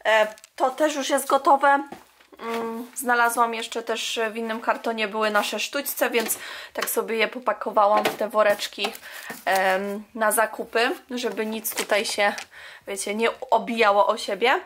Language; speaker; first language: Polish; native; Polish